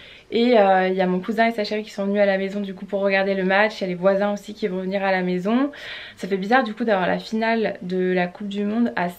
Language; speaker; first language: French; native; French